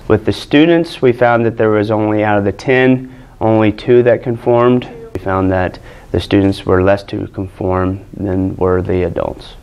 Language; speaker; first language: English; native; English